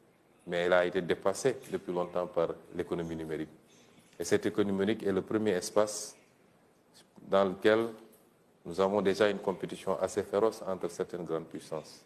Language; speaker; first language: French; non-native, local second language; Wolof